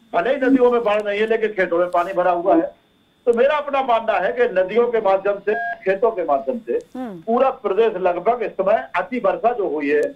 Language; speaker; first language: Hindi; native; Hindi